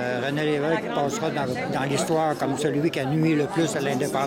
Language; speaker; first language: French; native; French